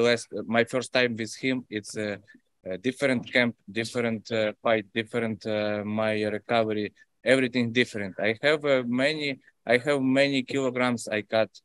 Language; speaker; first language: English; non-native, learner; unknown